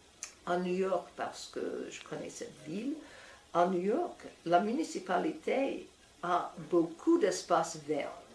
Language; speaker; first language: French; non-native, fluent; English